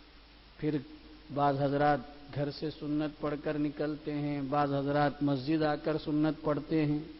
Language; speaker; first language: Urdu; native; Urdu